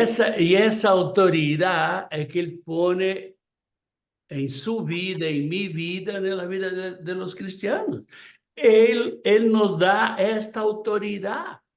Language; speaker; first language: Spanish; non-native, fluent; Portuguese